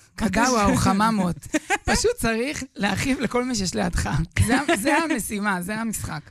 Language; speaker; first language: Hebrew; native; Hebrew